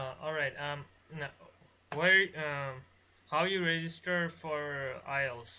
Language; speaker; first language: English; non-native, learner; Bangla